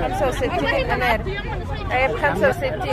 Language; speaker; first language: Arabic; native; Arabic